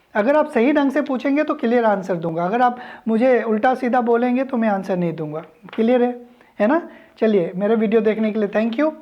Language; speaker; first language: Hindi; native; Hindi